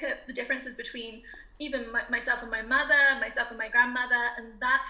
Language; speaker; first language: English; native; English